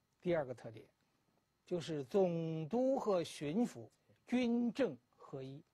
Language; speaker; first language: Chinese; native; Chinese